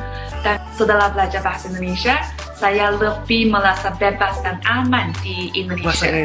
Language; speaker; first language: Indonesian; non-native, fluent; Chinese